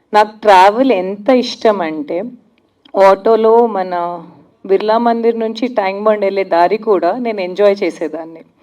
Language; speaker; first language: Telugu; non-native, local second language; Hindi